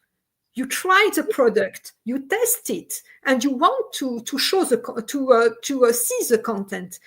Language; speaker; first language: English; non-native, fluent; French